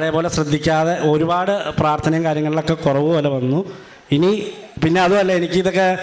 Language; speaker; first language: Malayalam; native; Malayalam